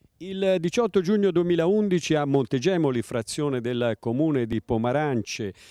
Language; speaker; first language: Italian; native; Italian